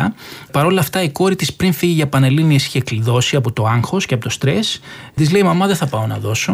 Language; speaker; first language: Greek; native; Greek